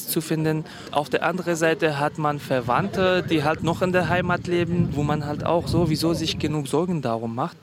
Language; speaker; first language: German; non-native, fluent; Kurdish